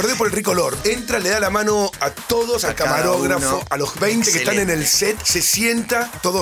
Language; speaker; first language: Spanish; native; Spanish